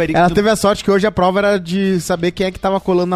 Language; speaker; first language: Portuguese; native; Portuguese